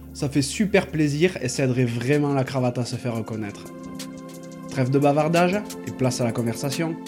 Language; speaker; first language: French; native; French